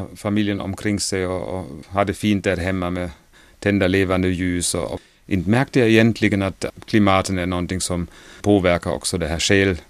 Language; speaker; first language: Swedish; non-native, fluent; German